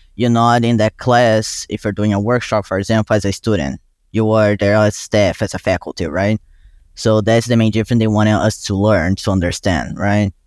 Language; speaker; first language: English; non-native, fluent; Portuguese